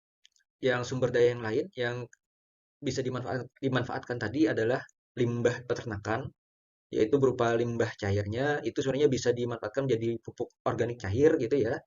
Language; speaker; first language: Indonesian; native; Indonesian